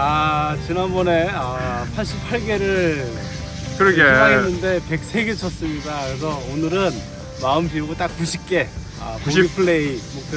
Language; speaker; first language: Korean; native; Korean